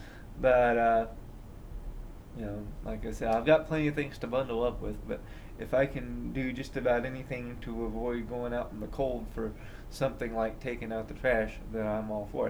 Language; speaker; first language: English; native; English